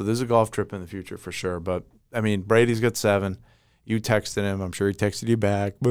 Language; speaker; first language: English; native; English